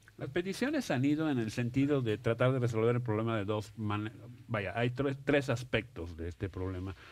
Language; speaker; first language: Spanish; non-native, fluent; Italian